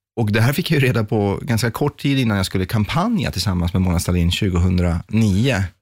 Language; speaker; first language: Swedish; early bilingual, other home language; Persian